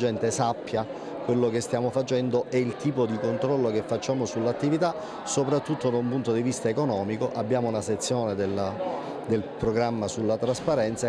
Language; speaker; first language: Italian; native; Italian